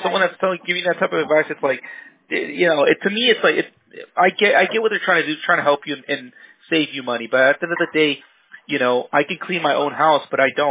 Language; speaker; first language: English; early bilingual, other home language; Spanish